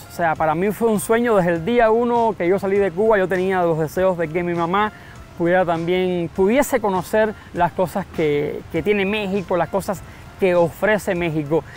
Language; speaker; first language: Spanish; native; Spanish